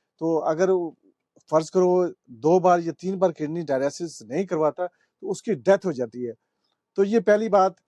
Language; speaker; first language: Urdu; non-native, local second language; Pahari-Potwari